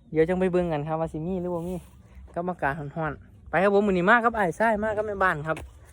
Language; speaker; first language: Thai; native; Thai